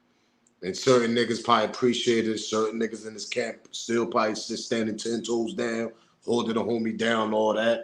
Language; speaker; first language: English; native; English